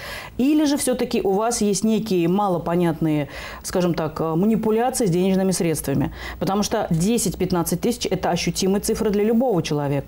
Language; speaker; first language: Russian; native; Russian